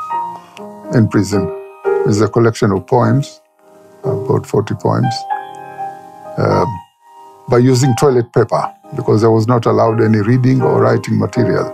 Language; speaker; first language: English; non-native, local second language; Swahili